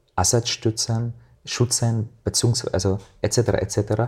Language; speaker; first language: German; non-native, fluent; Arabic